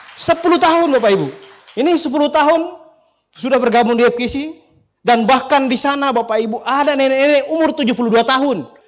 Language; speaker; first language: Indonesian; non-native, local second language; Buginese